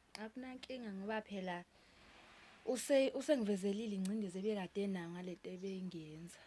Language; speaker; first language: Zulu; native; Zulu